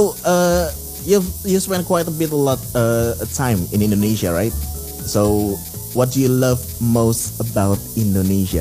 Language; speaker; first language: English; non-native, fluent; Indonesian